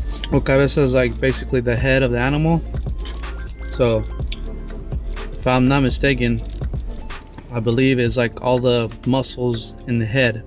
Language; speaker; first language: English; early bilingual, other home language; Spanish